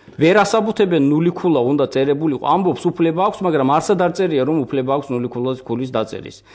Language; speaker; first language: Georgian; non-native, local second language; Azerbaijani